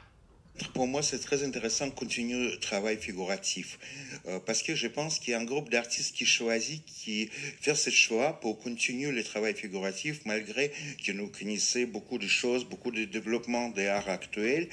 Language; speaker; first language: French; non-native, fluent; Russian